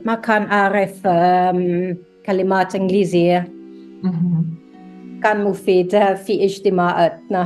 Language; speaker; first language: Arabic; non-native, learner; English